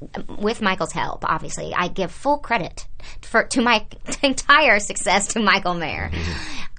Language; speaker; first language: English; native; English